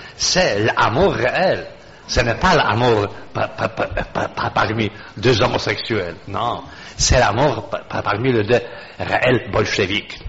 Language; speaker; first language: French; non-native, fluent; Polish